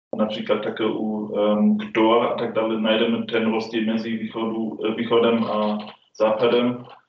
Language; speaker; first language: Czech; non-native, fluent; German